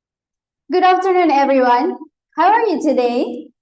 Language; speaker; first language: English; non-native, fluent; Indonesian